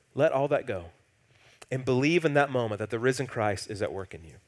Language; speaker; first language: English; native; English